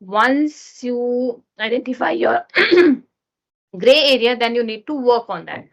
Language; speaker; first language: English; non-native, learner; Hindi